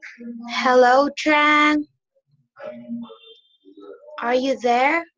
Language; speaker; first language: English; non-native, fluent; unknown